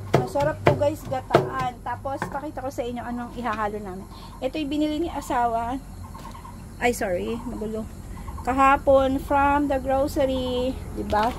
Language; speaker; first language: Filipino; non-native, local second language; Hiligaynon